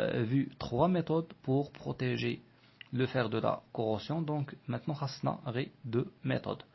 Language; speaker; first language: French; non-native, local second language; Arabic